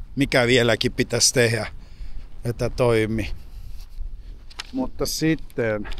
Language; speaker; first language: Finnish; non-native, fluent; English